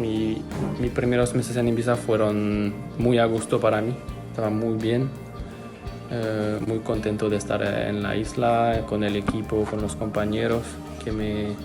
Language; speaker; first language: Spanish; non-native, fluent; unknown